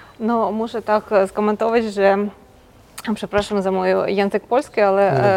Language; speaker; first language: Polish; non-native, local second language; Ukrainian